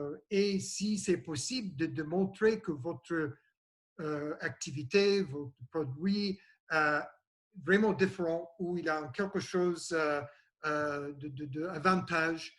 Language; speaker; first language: French; non-native, learner; English